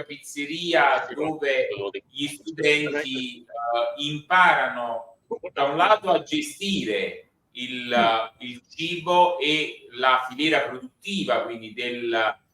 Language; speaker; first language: Italian; native; Italian